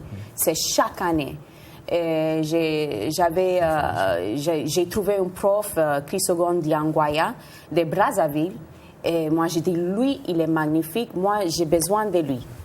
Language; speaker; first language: French; non-native, fluent; Spanish